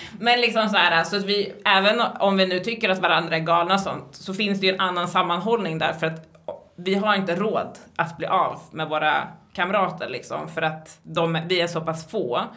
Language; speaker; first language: Swedish; native; Swedish